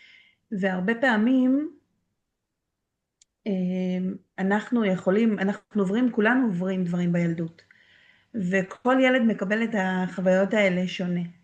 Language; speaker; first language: Hebrew; native; Hebrew